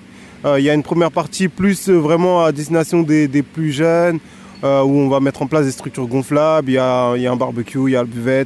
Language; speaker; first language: French; native; French